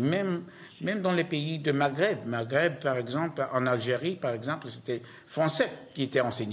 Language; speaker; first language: French; non-native, learner; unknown